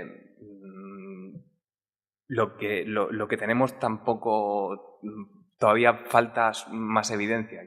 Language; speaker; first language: Spanish; native; Spanish